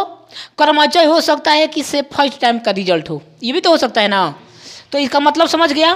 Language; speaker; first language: Hindi; non-native, local second language; Bhojpuri